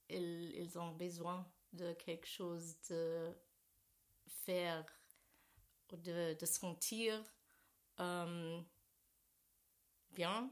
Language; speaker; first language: French; non-native, learner; German